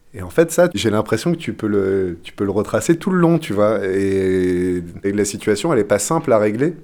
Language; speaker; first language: French; non-native, fluent; English